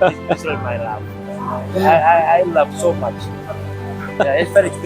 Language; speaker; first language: English; non-native, learner; Indonesian